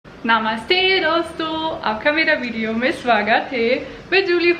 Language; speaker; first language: Hindi; non-native, learner; German